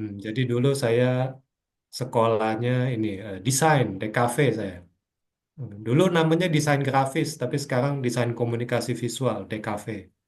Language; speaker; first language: Indonesian; native; Indonesian